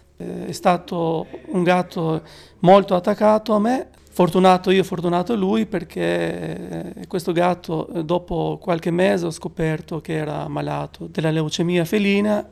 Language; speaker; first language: Italian; non-native, fluent; Albanian